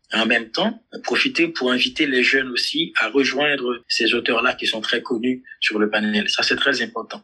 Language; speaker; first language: French; non-native, local second language; Haitian Creole